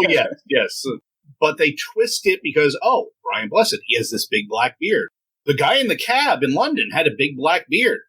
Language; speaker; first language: English; native; English